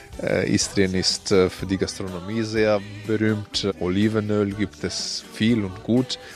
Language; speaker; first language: German; non-native, fluent; Croatian